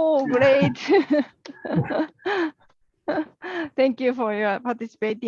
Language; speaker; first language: English; non-native, learner; Japanese